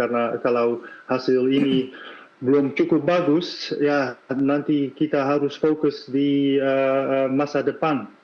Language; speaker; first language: Indonesian; non-native, fluent; Dutch